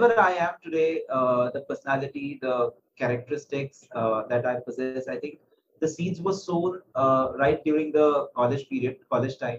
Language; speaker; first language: English; non-native, local second language; Marathi